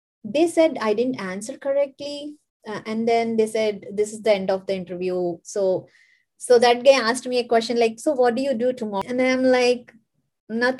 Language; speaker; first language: English; non-native, local second language; Kannada